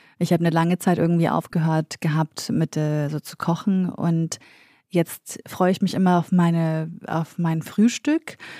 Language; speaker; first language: German; early bilingual, other home language; Kurdish